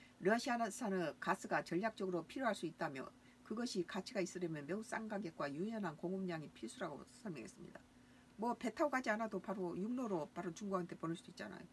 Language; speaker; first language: Korean; native; Korean